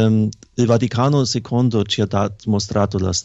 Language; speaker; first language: Italian; non-native, fluent; German